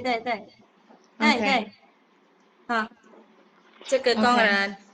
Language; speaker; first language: Chinese; non-native, learner; Indonesian